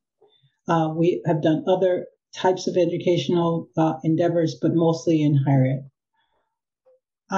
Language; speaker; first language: English; native; English